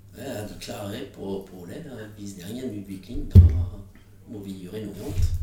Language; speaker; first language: Norwegian; non-native, fluent; French